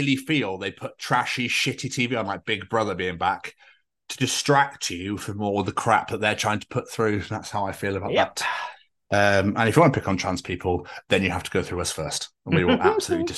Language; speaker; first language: English; native; English